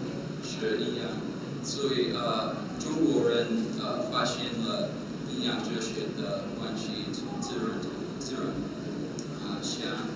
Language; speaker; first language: Chinese; non-native, learner; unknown